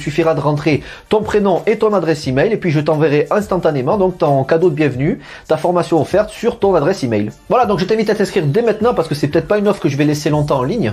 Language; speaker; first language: French; native; French